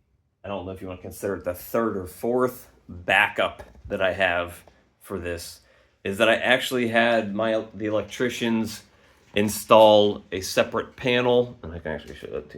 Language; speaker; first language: English; native; English